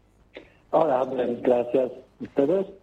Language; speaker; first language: Spanish; non-native, learner; Polish